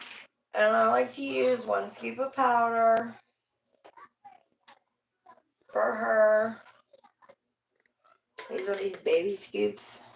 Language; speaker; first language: English; native; English